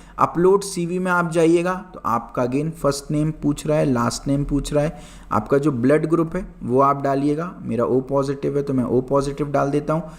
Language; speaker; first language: Hindi; native; Hindi